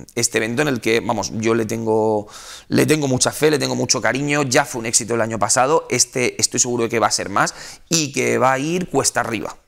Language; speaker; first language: Spanish; native; Spanish